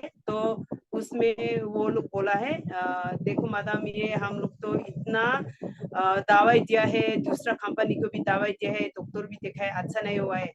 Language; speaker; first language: Hindi; non-native, local second language; Garo